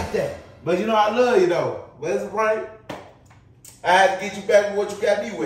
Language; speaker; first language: English; native; English